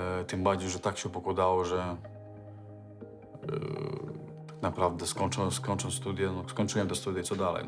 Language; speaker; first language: Polish; non-native, fluent; Chechen